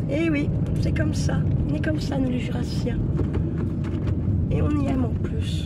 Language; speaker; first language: French; native; French